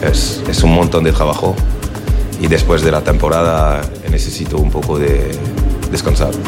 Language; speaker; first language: Spanish; non-native, learner; French